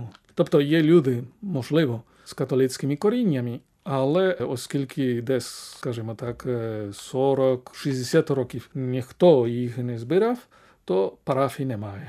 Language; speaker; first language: Ukrainian; non-native, fluent; Spanish